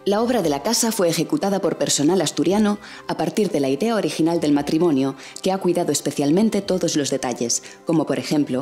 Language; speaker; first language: Spanish; native; Spanish